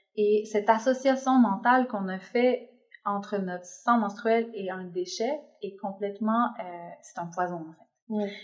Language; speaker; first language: French; native; French